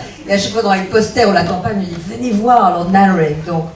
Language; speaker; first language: French; native; French